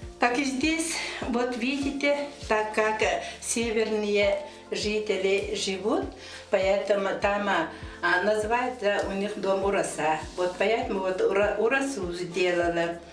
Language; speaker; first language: Russian; non-native, local second language; Yakut